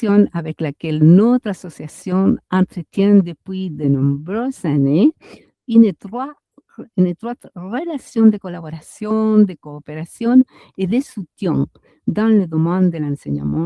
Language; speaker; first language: French; non-native, fluent; Spanish